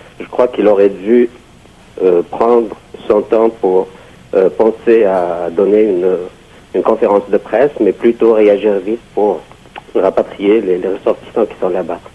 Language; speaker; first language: French; non-native, local second language; Arabic